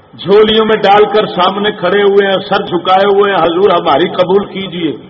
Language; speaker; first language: Urdu; non-native, local second language; Punjabi